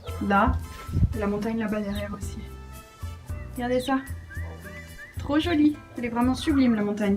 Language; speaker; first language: French; native; French